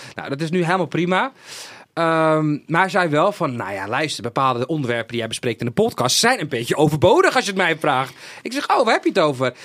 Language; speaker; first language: Dutch; native; Dutch